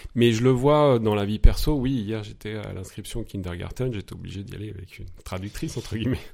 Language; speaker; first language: French; native; French